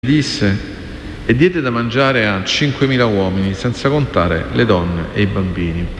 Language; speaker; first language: Italian; native; Italian